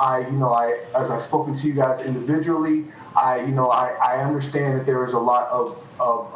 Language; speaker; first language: English; native; English